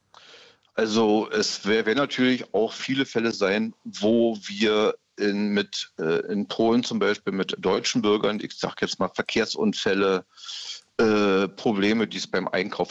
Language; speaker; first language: German; native; German